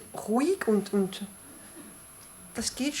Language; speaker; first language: German; early bilingual, heritage; French